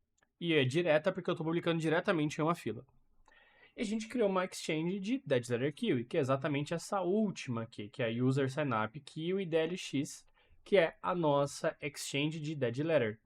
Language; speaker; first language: Portuguese; native; Portuguese